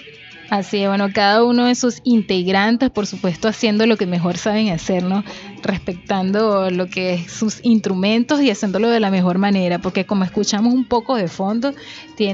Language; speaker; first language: Spanish; native; Spanish